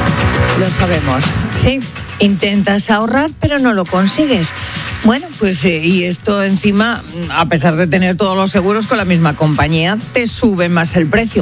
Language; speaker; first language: Spanish; native; Spanish